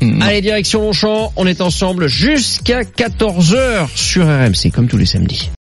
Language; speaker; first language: French; native; French